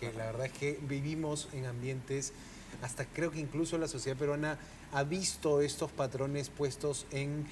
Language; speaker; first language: Spanish; native; Spanish